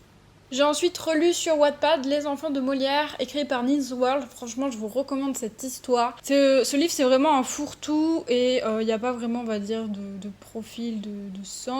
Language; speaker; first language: French; native; French